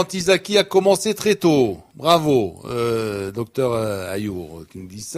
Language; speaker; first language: French; non-native, local second language; Arabic